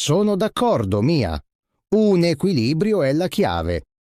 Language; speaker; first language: Italian; non-native, fluent; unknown